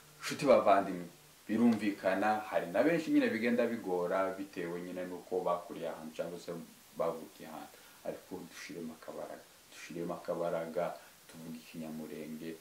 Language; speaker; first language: Kinyarwanda; native; Kinyarwanda